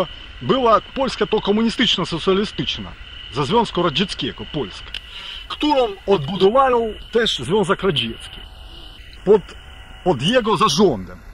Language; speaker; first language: Polish; non-native, fluent; Ukrainian